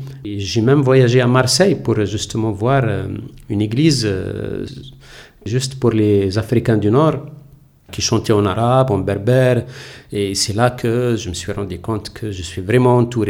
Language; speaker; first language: French; non-native, local second language; Arabic